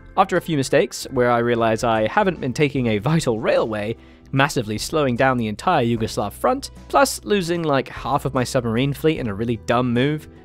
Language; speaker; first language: English; native; English